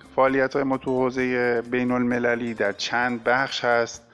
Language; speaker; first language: Persian; native; Persian